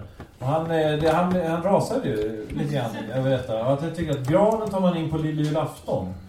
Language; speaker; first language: Swedish; native; Swedish